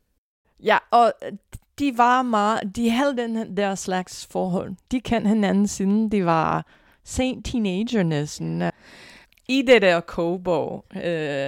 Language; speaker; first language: Danish; non-native, fluent; English